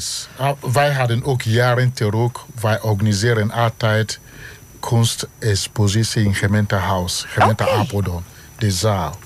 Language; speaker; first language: Dutch; non-native, learner; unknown